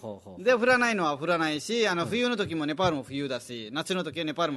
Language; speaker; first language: Japanese; non-native, fluent; Nepali